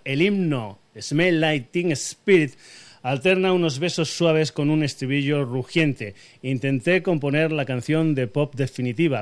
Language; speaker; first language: Spanish; native; Spanish